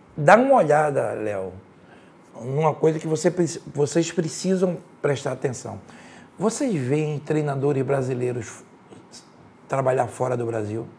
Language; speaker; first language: Portuguese; native; Portuguese